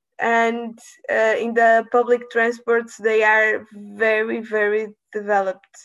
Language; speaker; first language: English; non-native, learner; Portuguese